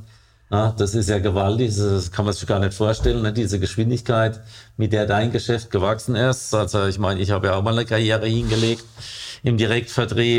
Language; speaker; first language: German; native; German